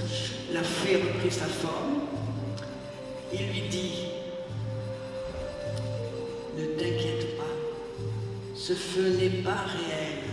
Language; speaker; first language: French; native; French